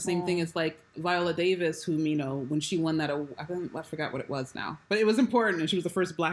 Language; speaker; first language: English; native; English